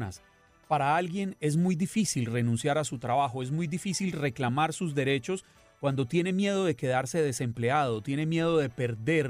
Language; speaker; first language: Spanish; native; Spanish